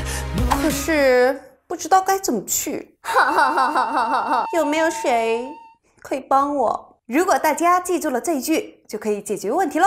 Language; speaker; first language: Chinese; non-native, fluent; Korean